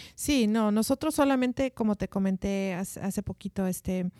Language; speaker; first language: Spanish; early bilingual, heritage; Spanish